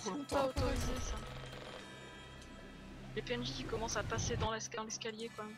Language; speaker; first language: French; native; French